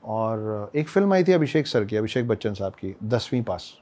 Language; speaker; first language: Hindi; native; Hindi